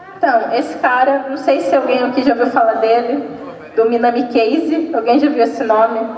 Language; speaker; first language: Portuguese; native; Portuguese